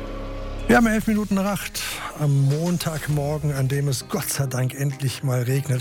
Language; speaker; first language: German; native; German